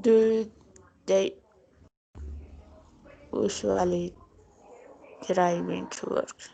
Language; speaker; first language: English; non-native, learner; Spanish